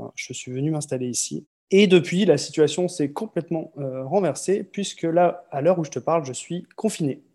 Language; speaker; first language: French; native; French